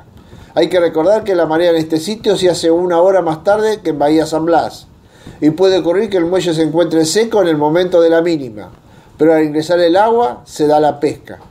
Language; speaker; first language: Spanish; native; Spanish